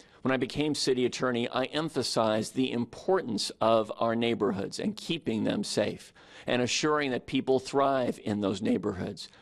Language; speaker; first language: English; native; English